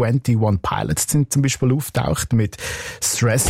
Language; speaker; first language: German; native; German